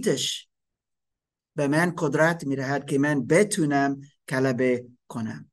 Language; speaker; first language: Persian; non-native, fluent; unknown